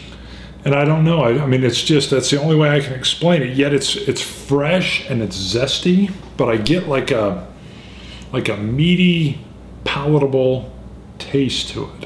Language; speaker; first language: English; native; English